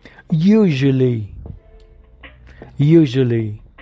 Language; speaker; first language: English; non-native, learner; Portuguese